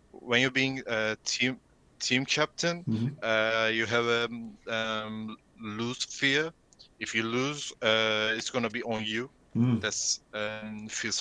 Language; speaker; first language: English; non-native, learner; Turkish